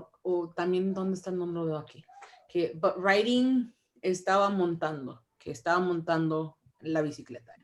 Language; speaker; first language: Spanish; early bilingual, heritage; Spanish